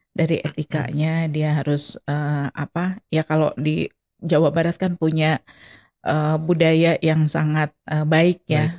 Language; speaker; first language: Indonesian; non-native, local second language; Sundanese